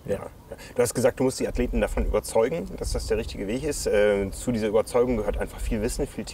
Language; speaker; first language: German; native; German